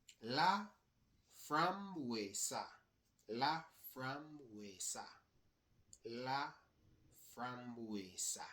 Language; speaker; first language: Spanish; non-native, learner; English